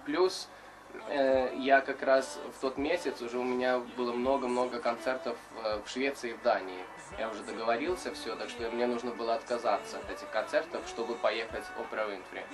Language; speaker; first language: Russian; early bilingual, heritage; Russian